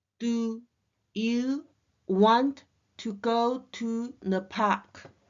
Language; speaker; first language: English; non-native, learner; Chinese